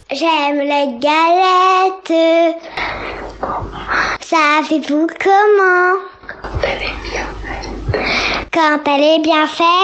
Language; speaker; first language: French; native; French